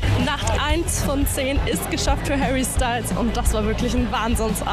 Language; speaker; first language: German; native; German